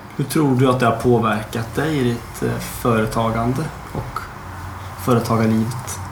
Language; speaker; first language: Swedish; native; Swedish